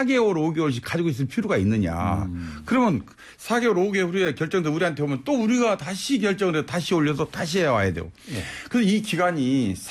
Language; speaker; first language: Korean; native; Korean